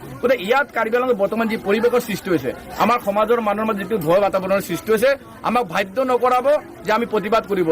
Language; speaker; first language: Assamese; non-native, local second language; Bangla